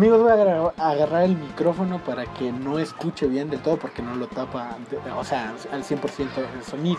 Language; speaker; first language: Spanish; native; Spanish